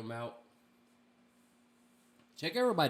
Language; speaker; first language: English; native; English